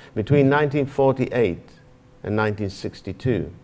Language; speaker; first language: English; native; English